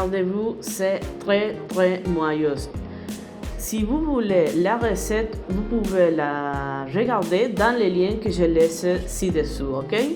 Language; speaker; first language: French; non-native, fluent; Spanish